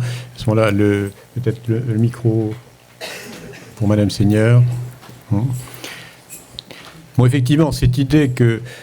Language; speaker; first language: French; native; French